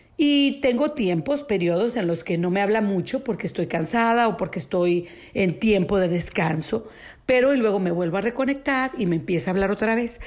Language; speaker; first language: Spanish; native; Spanish